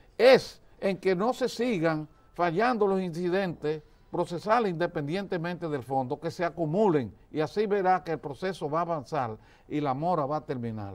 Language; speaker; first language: Spanish; native; Spanish